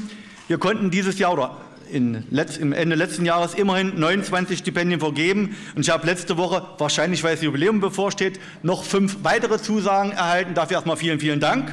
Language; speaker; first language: German; native; German